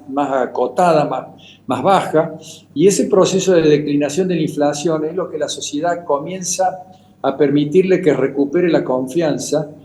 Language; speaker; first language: Spanish; native; Spanish